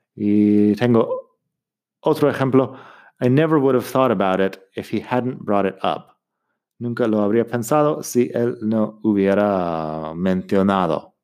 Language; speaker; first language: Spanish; non-native, fluent; English